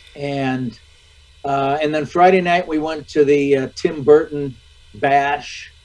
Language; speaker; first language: English; native; English